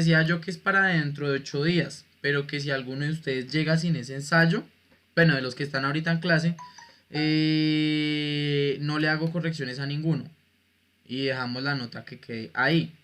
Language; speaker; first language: Spanish; native; Spanish